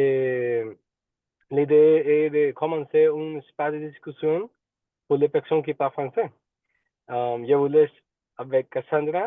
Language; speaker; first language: French; non-native, learner; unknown